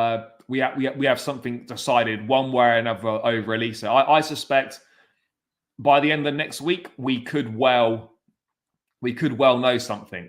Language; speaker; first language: English; native; English